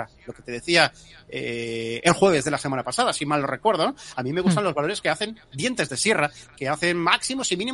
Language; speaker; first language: Spanish; native; Spanish